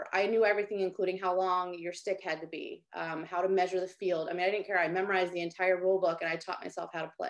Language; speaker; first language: English; native; English